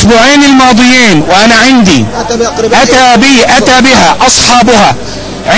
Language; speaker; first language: Arabic; native; Arabic